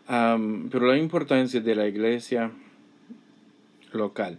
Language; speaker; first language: Spanish; non-native, fluent; English